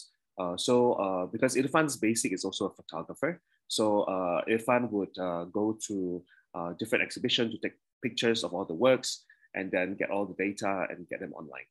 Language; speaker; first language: English; early bilingual, other home language; Indonesian